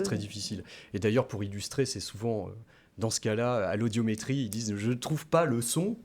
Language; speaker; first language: French; native; French